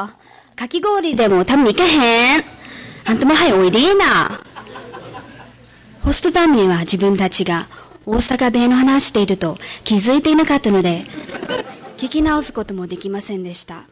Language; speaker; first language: Japanese; non-native, fluent; English